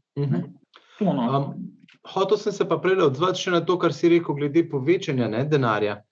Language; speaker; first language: Slovenian; native; Slovenian